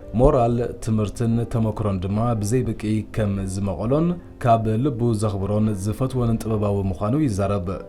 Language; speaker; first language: Tigrinya; native; Tigrinya